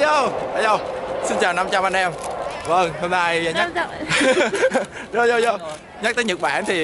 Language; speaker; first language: Vietnamese; native; Vietnamese